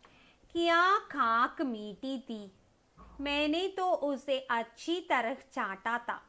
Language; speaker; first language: Hindi; non-native, local second language; Tamil